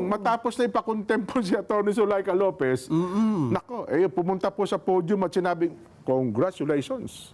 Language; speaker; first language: Filipino; native; Filipino